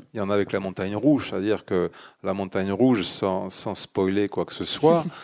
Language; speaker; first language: French; native; French